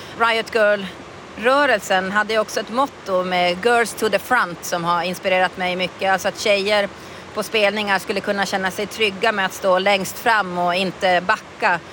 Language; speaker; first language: Swedish; native; Swedish